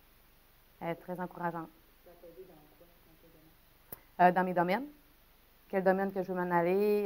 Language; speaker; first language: French; native; French